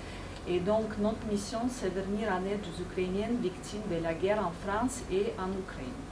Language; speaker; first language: French; non-native, fluent; Ukrainian